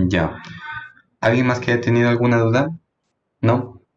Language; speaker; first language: Spanish; native; Spanish